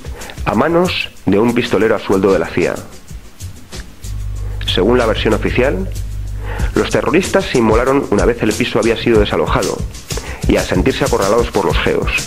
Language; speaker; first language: Spanish; native; Spanish